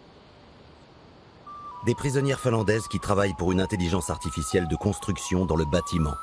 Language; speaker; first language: French; native; French